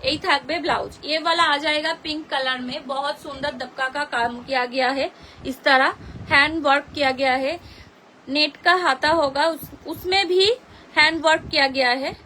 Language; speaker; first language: Hindi; non-native, local second language; Bangla